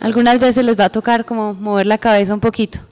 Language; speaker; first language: Spanish; native; Spanish